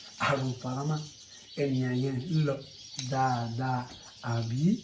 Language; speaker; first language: Yoruba; non-native, learner; Spanish